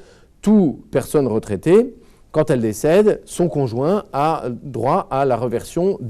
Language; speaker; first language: French; native; French